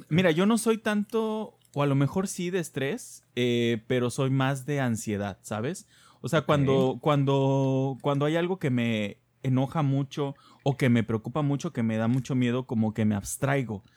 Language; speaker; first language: Spanish; native; Spanish